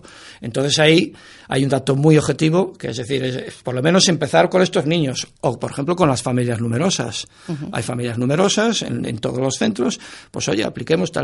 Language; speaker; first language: Spanish; native; Spanish